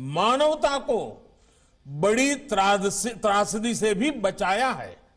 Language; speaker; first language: Hindi; native; Hindi